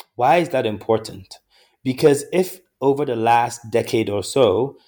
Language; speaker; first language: English; non-native, local second language; Akan